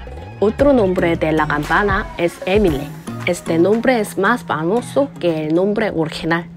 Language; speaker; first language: Spanish; non-native, learner; Korean